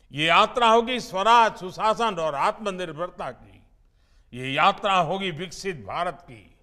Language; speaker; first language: Hindi; non-native, local second language; Gujarati